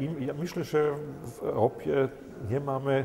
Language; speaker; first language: Polish; non-native, learner; German